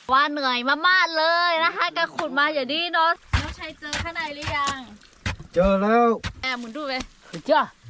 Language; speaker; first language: Thai; non-native, local second language; Lahu